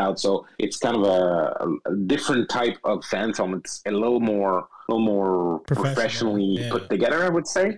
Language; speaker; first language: English; non-native, fluent; French